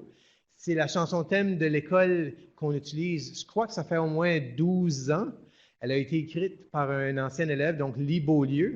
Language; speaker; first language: French; native; French